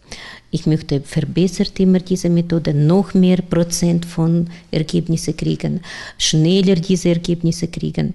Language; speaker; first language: German; non-native, learner; Russian